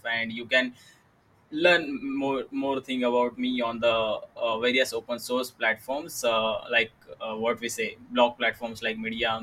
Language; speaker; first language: English; non-native, local second language; Marathi